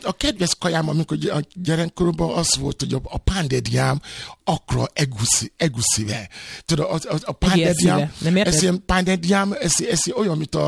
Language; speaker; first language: Hungarian; non-native, fluent; Yoruba